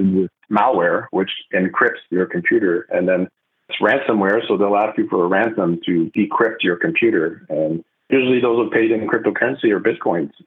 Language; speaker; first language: English; non-native, fluent; French